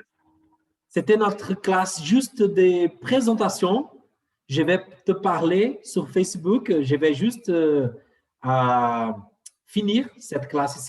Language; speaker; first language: French; non-native, fluent; Portuguese